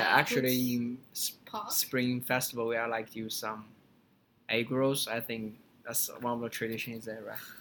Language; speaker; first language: English; non-native, learner; Chinese